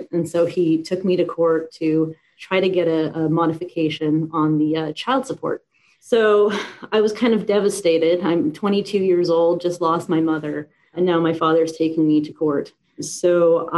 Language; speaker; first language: English; native; English